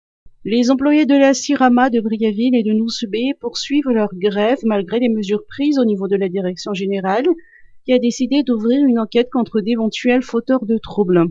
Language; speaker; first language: French; non-native, local second language; Malagasy